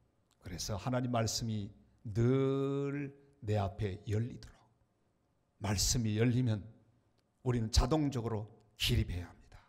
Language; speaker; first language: Korean; native; Korean